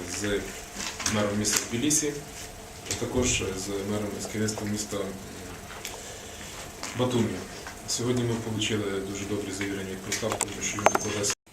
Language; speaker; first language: Ukrainian; native; Ukrainian